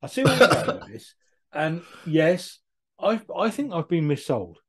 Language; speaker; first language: English; native; English